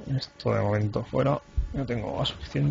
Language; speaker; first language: Spanish; native; Spanish